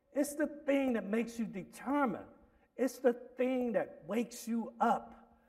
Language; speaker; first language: English; native; English